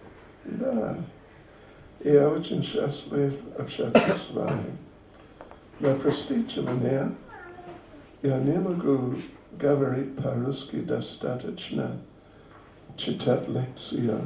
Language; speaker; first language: Russian; non-native, learner; English